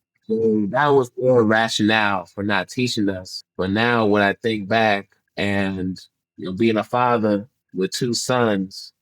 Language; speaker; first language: English; early bilingual, other home language; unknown